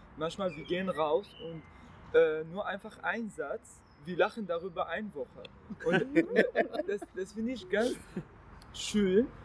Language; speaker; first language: German; non-native, learner; Arabic